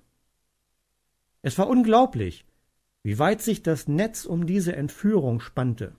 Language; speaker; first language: German; native; German